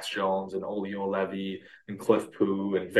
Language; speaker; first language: English; native; English